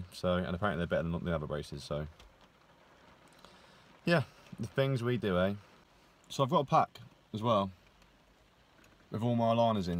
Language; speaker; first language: English; native; English